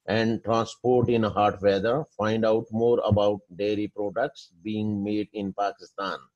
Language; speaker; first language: English; non-native, local second language; Urdu